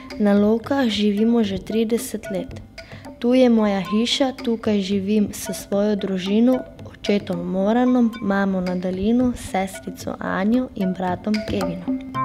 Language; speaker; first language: Slovenian; non-native, local second language; Romany